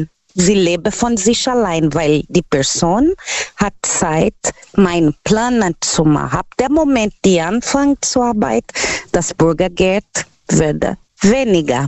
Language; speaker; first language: German; non-native, fluent; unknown